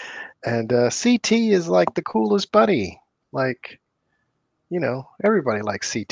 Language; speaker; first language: English; native; English